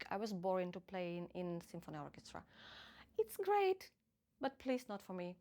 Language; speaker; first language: English; non-native, fluent; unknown